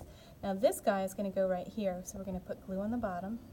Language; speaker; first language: English; native; English